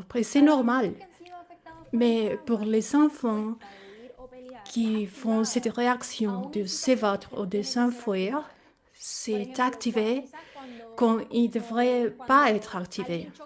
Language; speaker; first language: French; non-native, fluent; Spanish